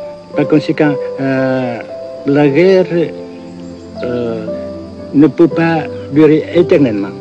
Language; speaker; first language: French; non-native, local second language; Vietnamese